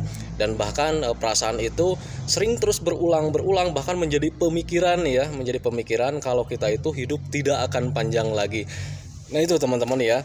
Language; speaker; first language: Indonesian; native; Indonesian